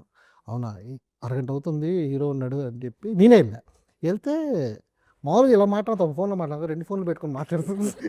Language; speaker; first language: Telugu; native; Telugu